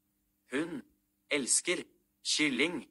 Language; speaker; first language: Norwegian; non-native, learner; Amharic